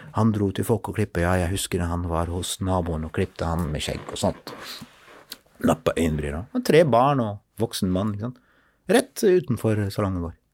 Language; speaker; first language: Norwegian; non-native, fluent; Arabic